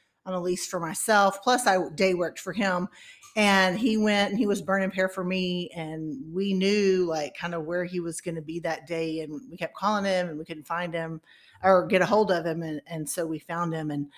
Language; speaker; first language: English; native; English